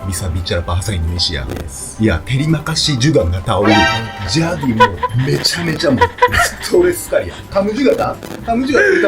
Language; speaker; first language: Indonesian; non-native, learner; Japanese